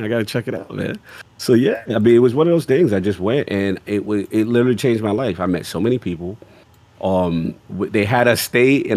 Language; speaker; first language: English; native; English